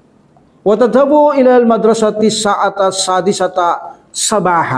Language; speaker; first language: Arabic; non-native, fluent; Filipino